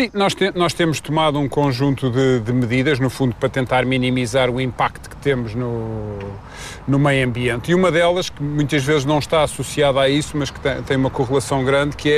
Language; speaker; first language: Portuguese; native; Portuguese